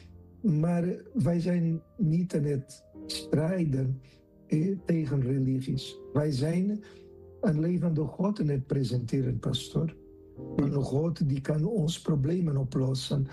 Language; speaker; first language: Dutch; non-native, fluent; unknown